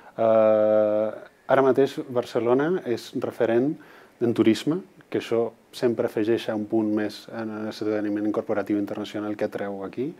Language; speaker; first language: Catalan; non-native, local second language; Spanish